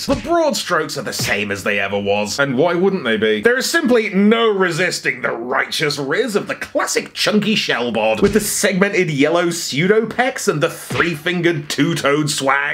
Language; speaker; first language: English; native; English